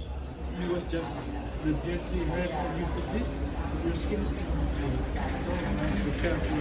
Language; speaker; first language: English; non-native, learner; Indonesian